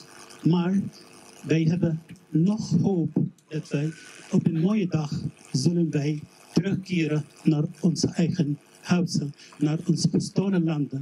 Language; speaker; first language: Dutch; non-native, learner; Arabic